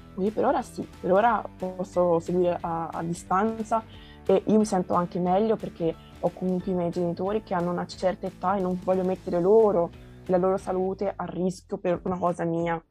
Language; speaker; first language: Italian; early bilingual, other home language; Portuguese